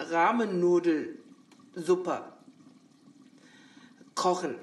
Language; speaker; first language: German; non-native, learner; Chinese